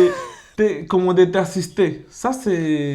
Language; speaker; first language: French; non-native, fluent; Spanish